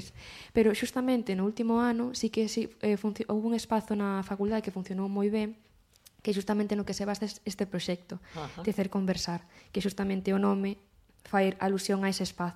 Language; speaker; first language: Galician; native; Galician